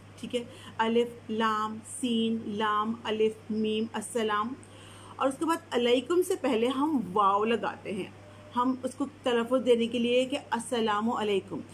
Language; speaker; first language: Urdu; native; Urdu